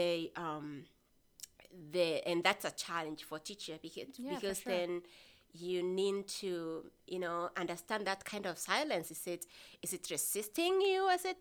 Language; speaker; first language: English; non-native, local second language; Meru